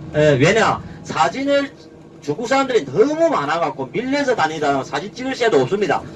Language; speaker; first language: Korean; early bilingual, heritage; Korean